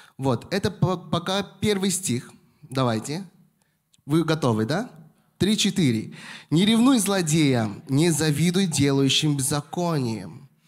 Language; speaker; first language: Russian; non-native, fluent; Korean